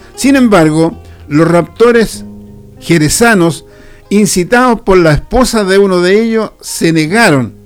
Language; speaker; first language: Spanish; native; Spanish